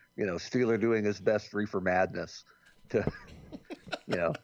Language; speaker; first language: English; native; English